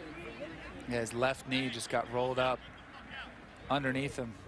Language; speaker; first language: English; native; English